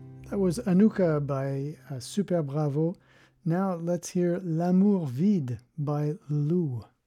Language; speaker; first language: English; native; English